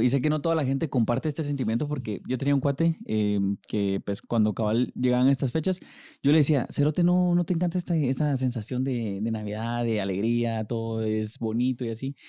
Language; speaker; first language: Spanish; native; Spanish